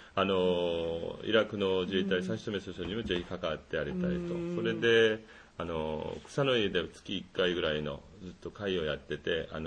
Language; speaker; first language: Japanese; non-native, fluent; Korean